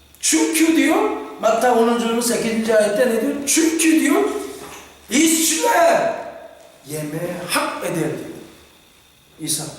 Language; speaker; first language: Turkish; non-native, fluent; Korean